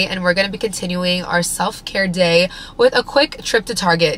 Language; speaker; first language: English; native; English